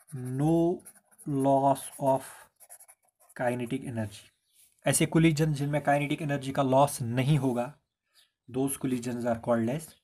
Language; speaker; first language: Hindi; non-native, local second language; Kashmiri